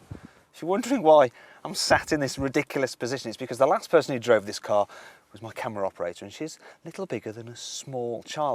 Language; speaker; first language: English; native; English